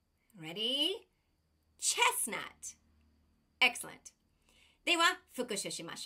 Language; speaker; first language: Japanese; non-native, fluent; English